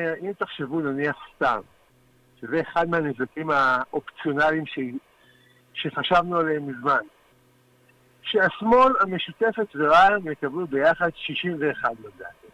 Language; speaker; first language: Hebrew; native; Hebrew